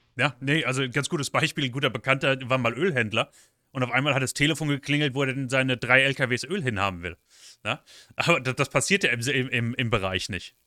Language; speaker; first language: German; native; German